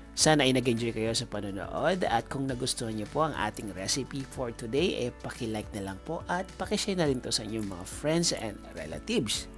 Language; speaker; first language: Filipino; non-native, local second language; Pampanga